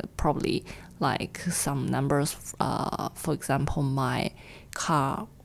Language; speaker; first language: English; non-native, fluent; Chinese